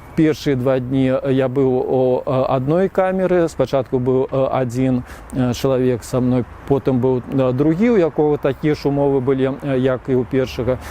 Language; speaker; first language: Belarusian; native; Belarusian